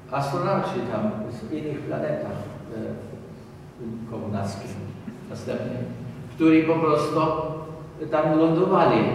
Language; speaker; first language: Polish; non-native, learner; German